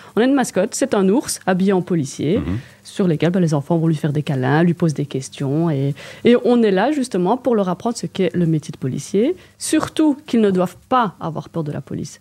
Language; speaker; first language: French; native; French